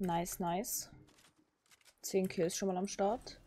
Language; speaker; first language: German; native; German